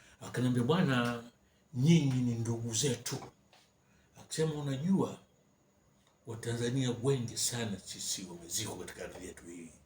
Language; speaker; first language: Swahili; native; Swahili